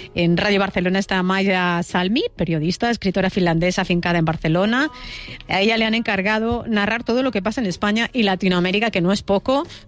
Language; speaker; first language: Spanish; native; Spanish